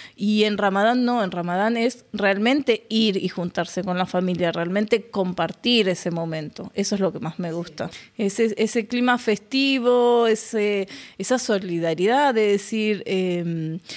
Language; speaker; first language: Spanish; native; Spanish